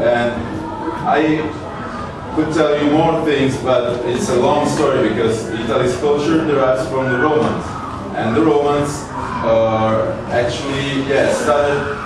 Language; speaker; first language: English; non-native, learner; Italian